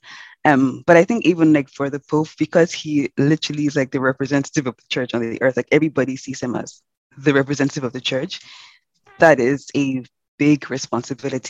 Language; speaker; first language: English; non-native, local second language; Yoruba